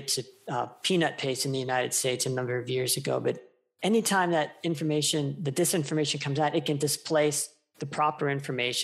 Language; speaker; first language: English; native; English